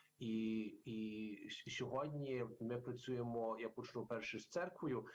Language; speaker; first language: Ukrainian; early bilingual, heritage; English